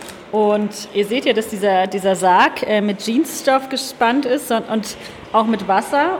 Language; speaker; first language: German; native; German